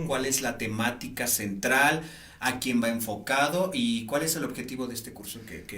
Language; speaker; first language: Spanish; native; Spanish